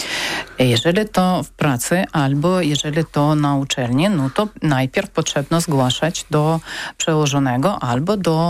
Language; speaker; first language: Polish; non-native, learner; Ukrainian